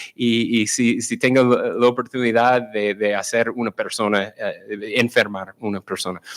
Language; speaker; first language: Spanish; non-native, learner; English